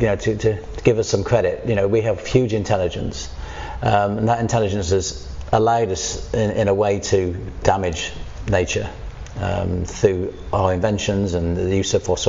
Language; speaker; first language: English; native; English